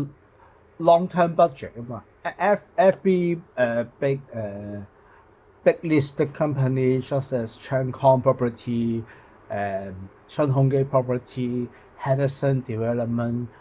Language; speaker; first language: English; non-native, local second language; Cantonese